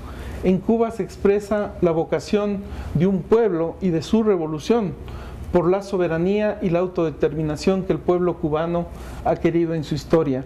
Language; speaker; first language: Spanish; native; Spanish